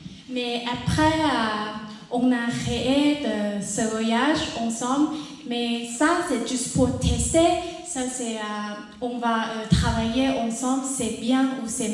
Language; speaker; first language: French; non-native, learner; Thai